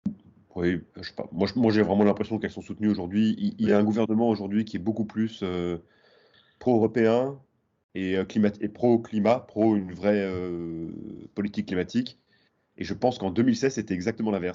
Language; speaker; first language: French; native; French